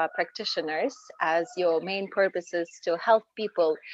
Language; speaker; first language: English; non-native, fluent; Ukrainian